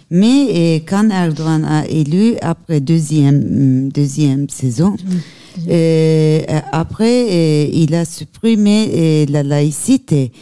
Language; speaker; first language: French; non-native, learner; Turkish